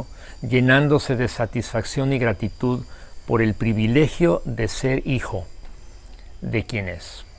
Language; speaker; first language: Spanish; native; Spanish